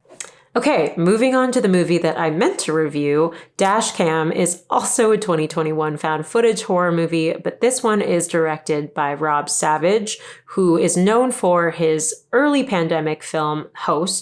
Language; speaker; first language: English; native; English